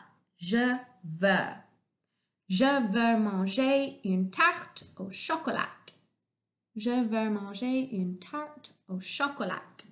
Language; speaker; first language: French; non-native, fluent; English